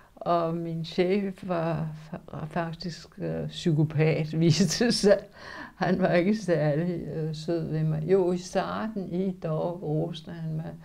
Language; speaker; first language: Danish; early bilingual, other home language; Polish